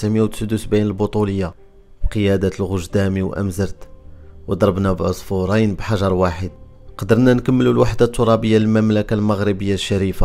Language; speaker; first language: Arabic; native; Arabic